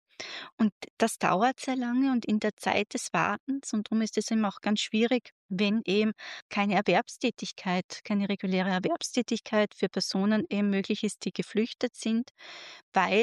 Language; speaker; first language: German; native; German